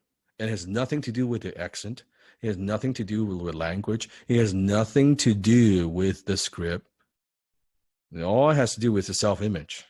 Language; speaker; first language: English; non-native, fluent; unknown